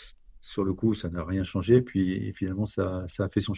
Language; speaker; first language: French; native; French